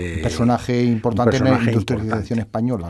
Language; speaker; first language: Spanish; native; Spanish